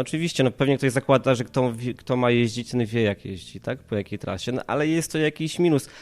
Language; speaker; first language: Polish; native; Polish